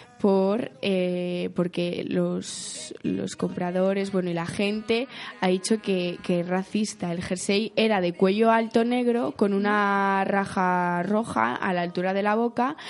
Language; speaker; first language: Spanish; native; Spanish